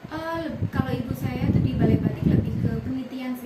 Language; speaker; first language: Indonesian; native; Indonesian